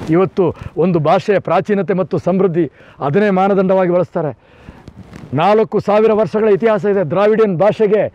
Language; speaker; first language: Kannada; non-native, local second language; Kodava